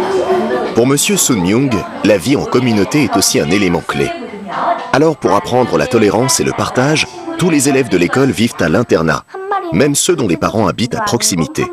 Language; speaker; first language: French; native; French